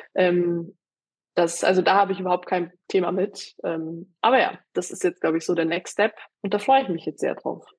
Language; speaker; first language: German; early bilingual, other home language; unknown